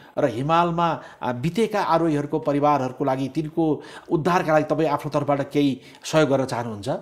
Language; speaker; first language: Nepali; native; Nepali